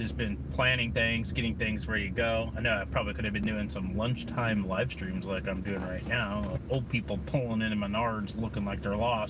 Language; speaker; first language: English; native; English